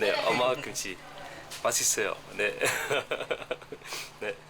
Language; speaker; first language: Korean; non-native, learner; Vietnamese